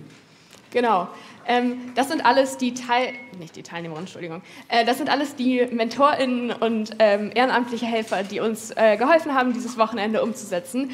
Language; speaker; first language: German; native; German